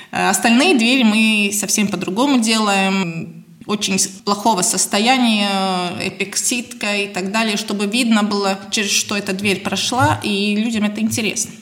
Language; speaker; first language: Russian; non-native, local second language; Latvian